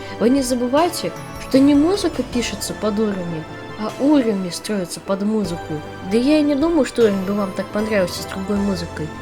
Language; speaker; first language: Russian; native; Russian